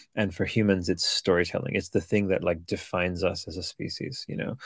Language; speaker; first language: English; early bilingual, other home language; Italian